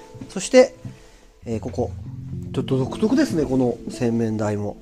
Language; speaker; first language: Japanese; native; Japanese